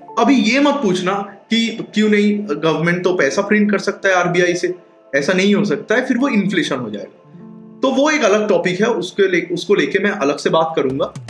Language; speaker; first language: Hindi; non-native, local second language; Bangla